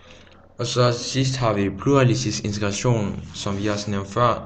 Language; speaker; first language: Danish; early bilingual, other home language; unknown